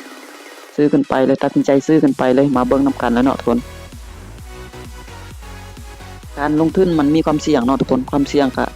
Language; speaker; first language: Thai; non-native, local second language; Lao